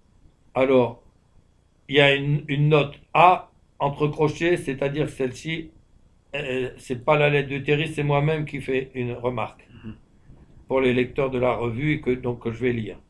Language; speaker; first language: French; native; French